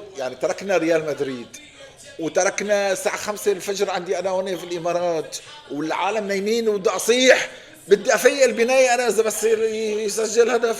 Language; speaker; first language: Arabic; native; Arabic